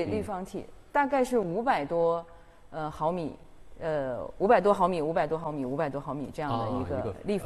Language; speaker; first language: Chinese; native; Chinese